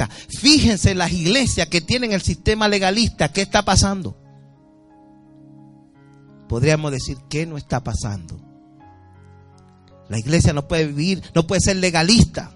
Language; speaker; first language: Spanish; native; Spanish